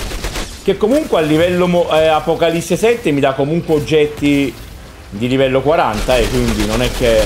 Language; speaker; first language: Italian; native; Italian